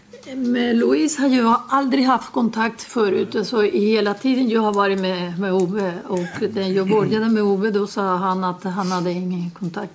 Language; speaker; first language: Swedish; non-native, fluent; Spanish